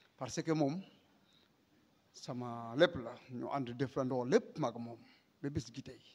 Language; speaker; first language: Wolof; non-native, local second language; Serer